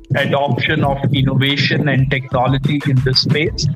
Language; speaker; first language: English; non-native, local second language; Hindi